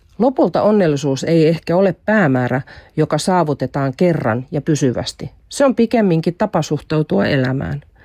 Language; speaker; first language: Finnish; native; Finnish